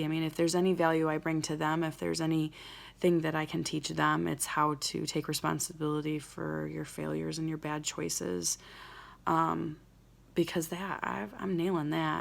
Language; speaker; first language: English; native; English